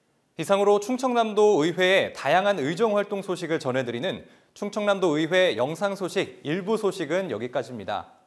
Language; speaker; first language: Korean; native; Korean